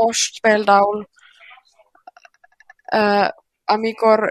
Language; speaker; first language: Hungarian; non-native, learner; Finnish